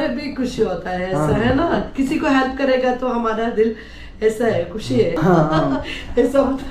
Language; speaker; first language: Hindi; non-native, local second language; Malayalam